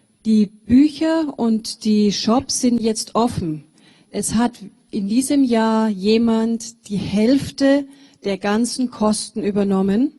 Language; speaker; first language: German; native; German